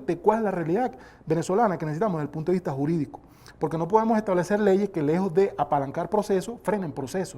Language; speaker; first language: Spanish; native; Spanish